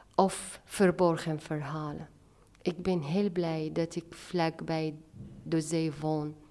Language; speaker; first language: Dutch; non-native, fluent; Arabic